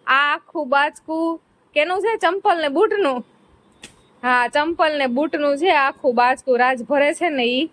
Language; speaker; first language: Gujarati; native; Gujarati